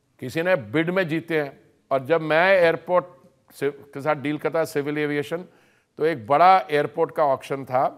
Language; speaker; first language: Hindi; native; Hindi